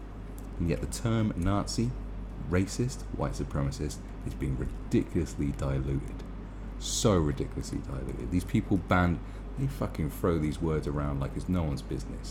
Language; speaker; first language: English; native; English